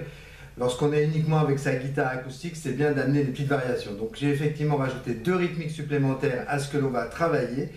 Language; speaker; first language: French; native; French